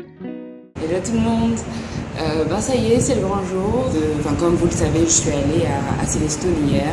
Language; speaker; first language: French; native; French